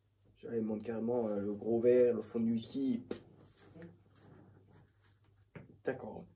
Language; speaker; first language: French; native; French